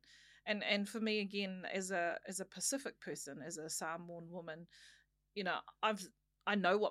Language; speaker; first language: English; native; English